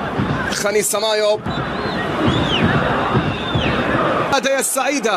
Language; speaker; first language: Arabic; native; Arabic